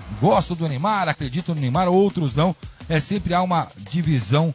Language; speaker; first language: Portuguese; native; Portuguese